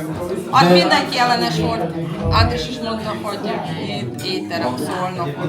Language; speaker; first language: Hungarian; non-native, learner; Russian